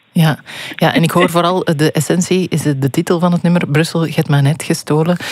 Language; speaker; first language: Dutch; native; Dutch